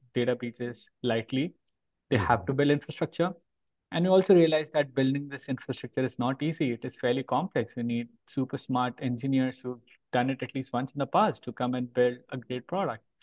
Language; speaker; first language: English; non-native, local second language; Hindi